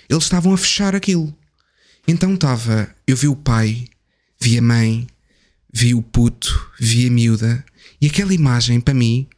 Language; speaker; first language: Portuguese; native; Portuguese